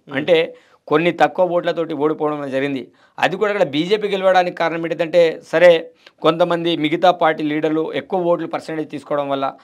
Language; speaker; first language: Telugu; non-native, local second language; Gondi